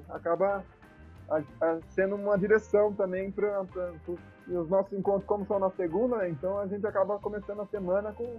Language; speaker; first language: Portuguese; native; Portuguese